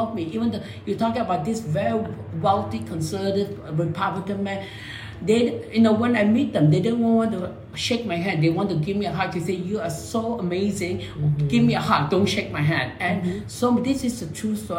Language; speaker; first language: English; non-native, local second language; Min Nan Chinese